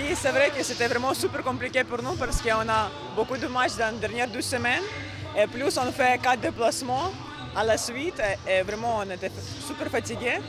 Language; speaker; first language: French; non-native, learner; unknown